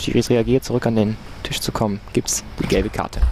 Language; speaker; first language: German; native; German